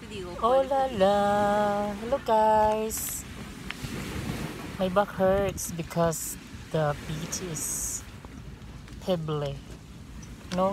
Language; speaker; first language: English; non-native, local second language; Filipino